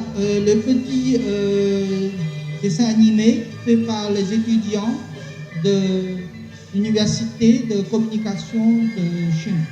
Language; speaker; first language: French; non-native, learner; Chinese